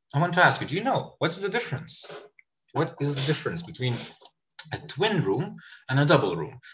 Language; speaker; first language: English; non-native, fluent; Lithuanian